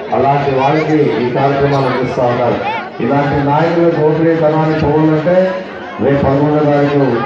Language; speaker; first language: Telugu; native; Telugu